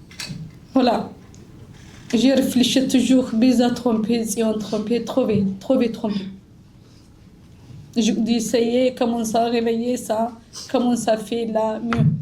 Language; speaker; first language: French; non-native, learner; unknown